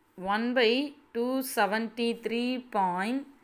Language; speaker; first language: English; non-native, local second language; Tamil